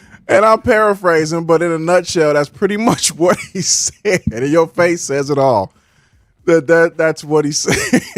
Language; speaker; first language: English; native; English